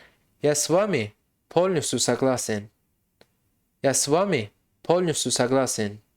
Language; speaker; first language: Russian; non-native, local second language; Tajik